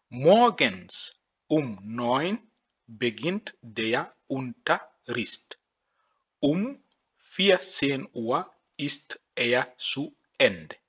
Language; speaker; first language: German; non-native, fluent; French